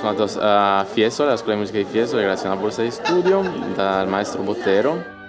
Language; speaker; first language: Italian; non-native, fluent; Spanish